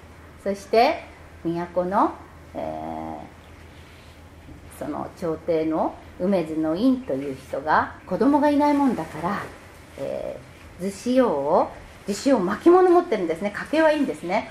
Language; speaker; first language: Japanese; native; Japanese